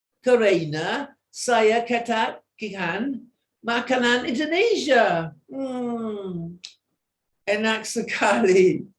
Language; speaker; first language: Indonesian; non-native, fluent; English